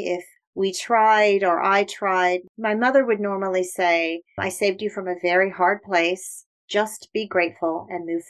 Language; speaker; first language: English; native; English